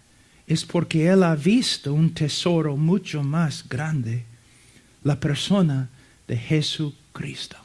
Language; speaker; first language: Spanish; non-native, fluent; English